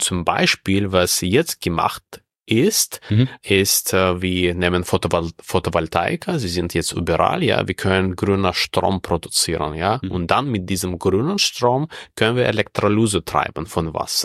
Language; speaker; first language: German; non-native, fluent; Russian